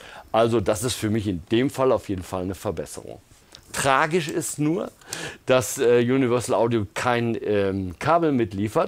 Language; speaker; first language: German; native; German